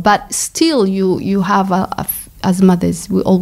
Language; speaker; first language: English; non-native, local second language; Somali